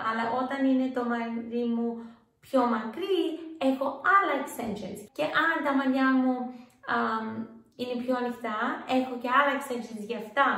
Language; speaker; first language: Greek; early bilingual, heritage; English